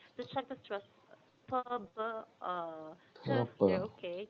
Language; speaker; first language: English; non-native, fluent; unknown